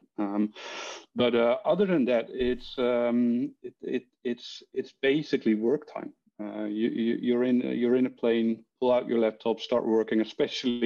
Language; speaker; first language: English; non-native, fluent; Dutch